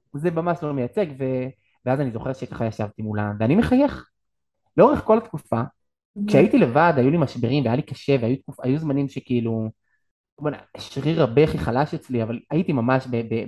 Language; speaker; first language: Hebrew; native; Hebrew